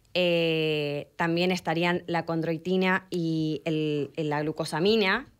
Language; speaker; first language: Spanish; native; Spanish